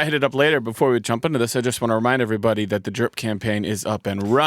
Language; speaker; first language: English; native; English